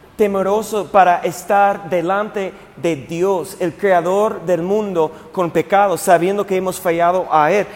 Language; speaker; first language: Spanish; non-native, fluent; English